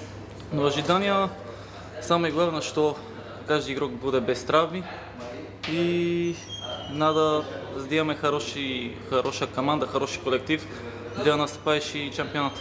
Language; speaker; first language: Russian; non-native, learner; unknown